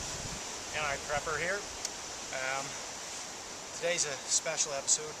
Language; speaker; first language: English; native; English